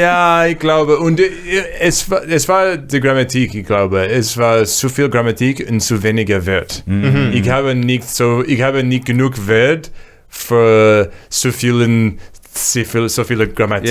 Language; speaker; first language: German; non-native, learner; English